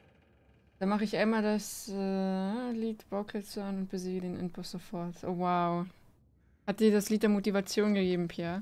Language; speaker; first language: German; native; German